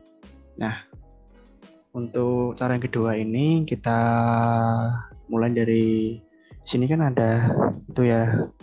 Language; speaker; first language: Indonesian; native; Indonesian